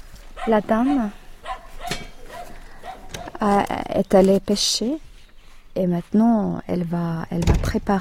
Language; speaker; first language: French; non-native, fluent; Finnish